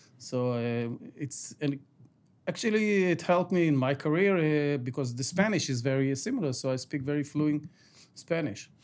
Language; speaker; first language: English; non-native, fluent; Ladino